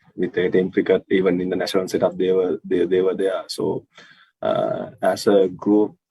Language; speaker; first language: English; non-native, local second language; Sinhala